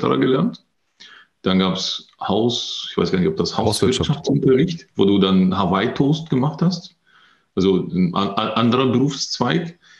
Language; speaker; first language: German; early bilingual, other home language; Russian